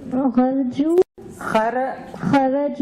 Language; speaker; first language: Arabic; non-native, learner; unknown